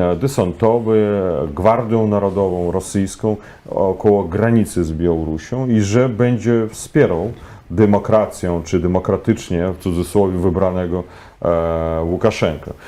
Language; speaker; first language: Polish; non-native, fluent; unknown